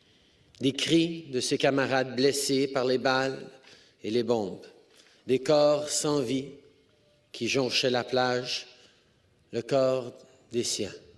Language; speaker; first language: French; native; French